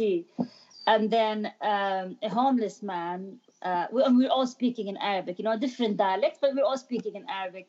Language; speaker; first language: English; non-native, fluent; Arabic